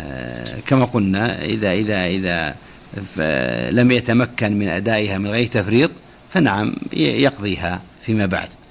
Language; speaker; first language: Arabic; native; Arabic